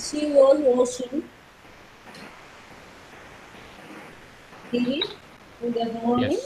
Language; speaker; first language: English; non-native, learner; Spanish